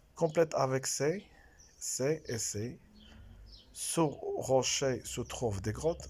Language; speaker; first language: French; non-native, local second language; Arabic